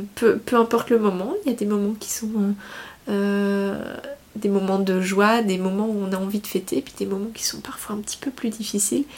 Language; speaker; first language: French; native; French